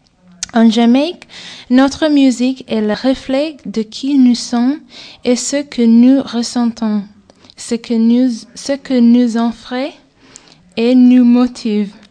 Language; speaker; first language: French; non-native, fluent; English